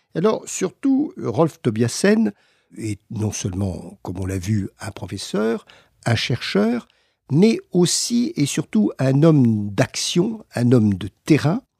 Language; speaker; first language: French; native; French